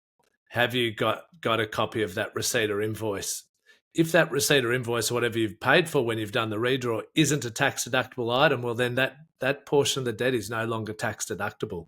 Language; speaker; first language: English; native; English